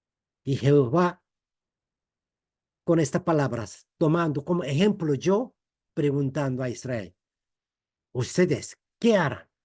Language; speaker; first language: Spanish; non-native, fluent; Korean